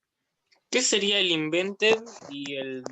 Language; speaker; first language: Spanish; native; Spanish